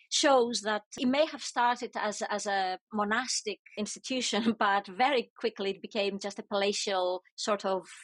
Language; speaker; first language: English; non-native, fluent; Greek